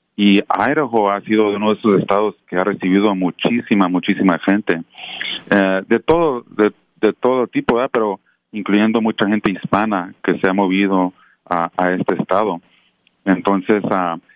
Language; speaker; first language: Spanish; native; Spanish